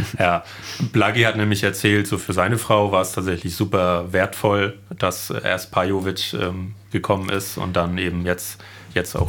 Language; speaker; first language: German; native; German